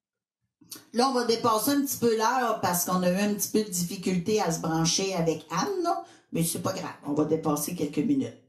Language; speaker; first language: French; native; French